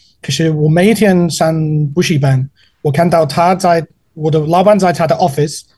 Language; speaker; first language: Chinese; non-native, learner; English